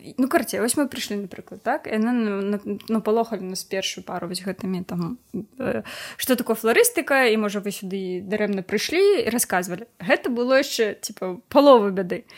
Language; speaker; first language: Belarusian; non-native, local second language; Russian